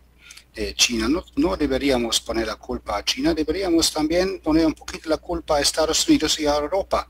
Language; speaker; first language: Spanish; non-native, learner; German